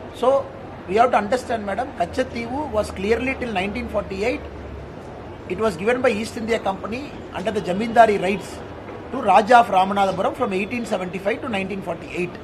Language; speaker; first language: English; non-native, local second language; Tamil